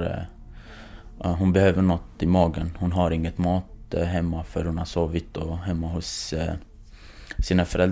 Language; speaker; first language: Swedish; non-native, fluent; Kurdish